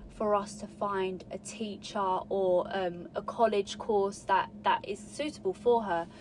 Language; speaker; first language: English; native; English